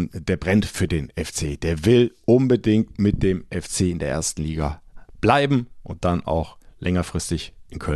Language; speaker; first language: German; native; German